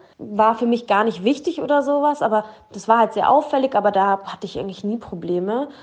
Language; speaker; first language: German; early bilingual, other home language; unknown